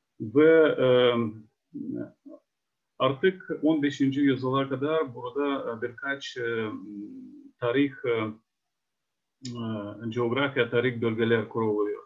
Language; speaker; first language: Turkish; non-native, fluent; Ukrainian